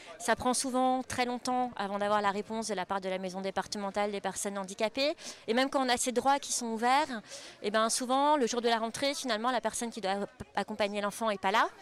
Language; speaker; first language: French; native; French